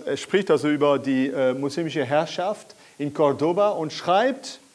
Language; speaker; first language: German; non-native, fluent; French